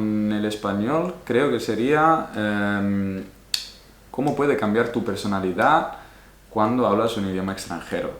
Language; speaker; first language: Spanish; non-native, fluent; Italian